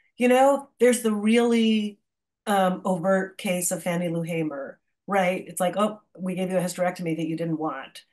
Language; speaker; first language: English; native; English